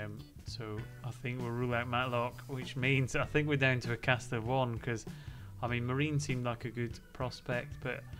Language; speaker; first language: English; native; English